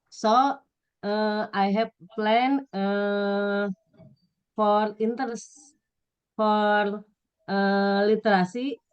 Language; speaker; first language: English; non-native, learner; Indonesian